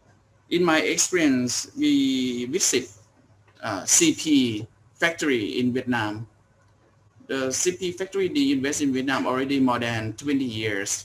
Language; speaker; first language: English; non-native, learner; Thai